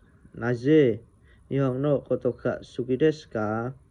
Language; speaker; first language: Japanese; non-native, learner; Indonesian